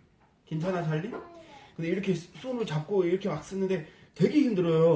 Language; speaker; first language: Korean; non-native, fluent; English